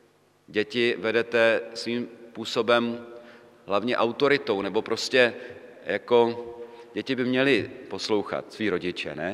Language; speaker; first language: Czech; native; Czech